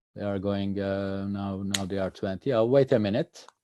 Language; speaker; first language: English; non-native, fluent; Turkish